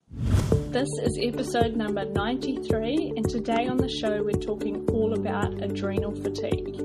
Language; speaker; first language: English; native; English